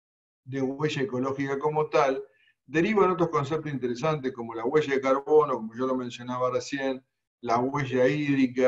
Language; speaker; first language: Spanish; native; Spanish